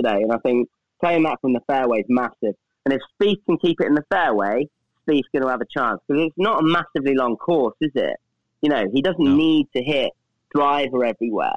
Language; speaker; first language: English; native; English